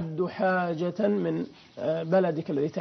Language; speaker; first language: Arabic; native; Arabic